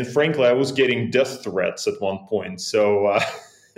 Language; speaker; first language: English; non-native, fluent; Russian